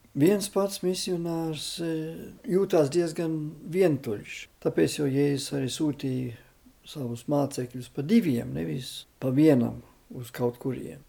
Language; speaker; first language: Latvian; early bilingual, heritage; Latvian